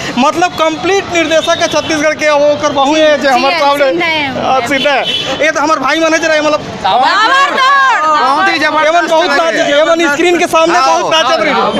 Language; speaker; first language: Hindi; non-native, local second language; Chhattisgarhi